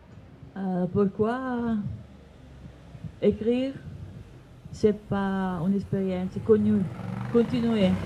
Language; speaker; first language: French; non-native, learner; Italian